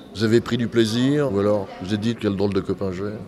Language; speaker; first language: French; native; French